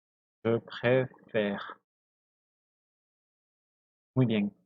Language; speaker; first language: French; non-native, fluent; Spanish